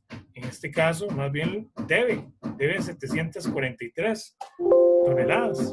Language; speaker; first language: Spanish; native; Spanish